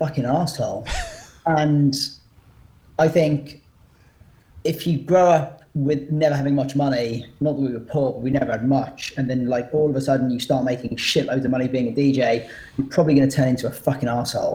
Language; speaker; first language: English; native; English